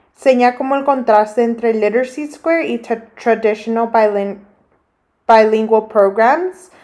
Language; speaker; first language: Spanish; early bilingual, heritage; Spanish